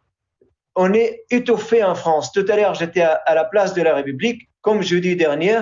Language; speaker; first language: French; non-native, fluent; Arabic